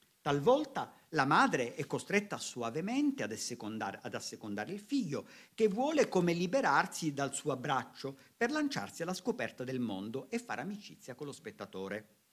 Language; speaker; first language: Italian; native; Italian